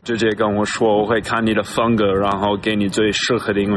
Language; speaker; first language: Chinese; non-native, fluent; English